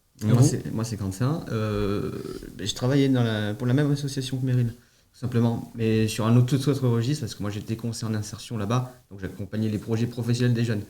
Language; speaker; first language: French; native; French